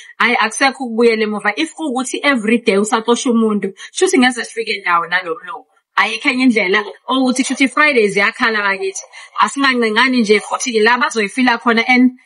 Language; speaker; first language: Zulu; non-native, local second language; South Ndebele